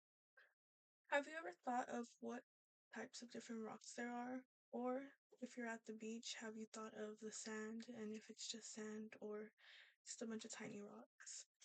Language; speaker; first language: English; native; English